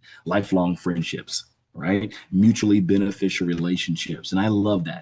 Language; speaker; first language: English; native; English